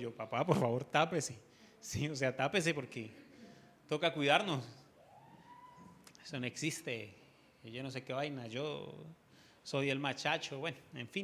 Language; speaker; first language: Spanish; native; Spanish